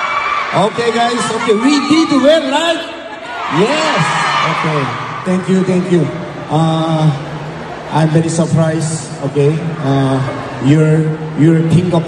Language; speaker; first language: English; non-native, learner; Korean